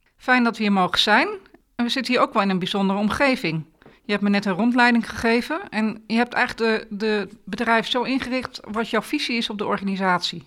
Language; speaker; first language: Dutch; native; Dutch